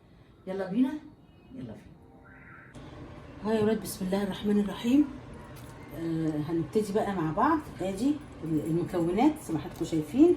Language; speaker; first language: Arabic; native; Arabic